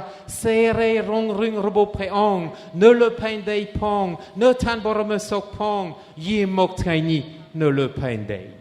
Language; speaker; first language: Khmer; non-native, fluent; French